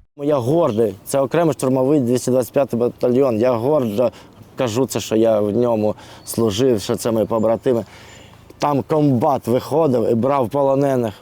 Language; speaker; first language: Ukrainian; non-native, local second language; Russian